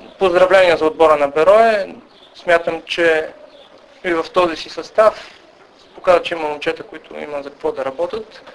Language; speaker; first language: Bulgarian; native; Bulgarian